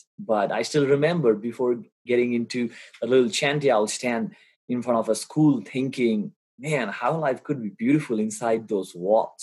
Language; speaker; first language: English; non-native, local second language; Bangla